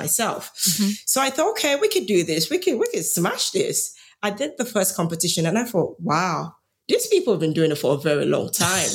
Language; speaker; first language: English; non-native, local second language; Yoruba